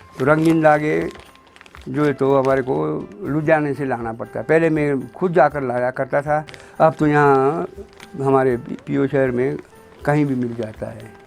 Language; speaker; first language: Hindi; non-native, local second language; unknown